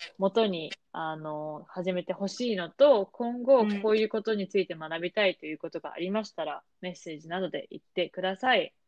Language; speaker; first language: Japanese; native; Japanese